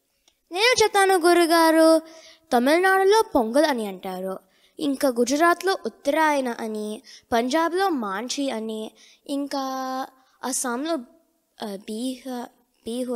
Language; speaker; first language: Telugu; early bilingual, heritage; Telugu